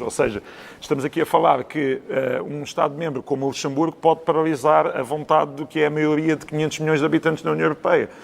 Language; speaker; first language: Portuguese; native; Portuguese